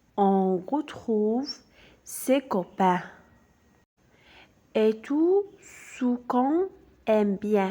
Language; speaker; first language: French; non-native, local second language; Arabic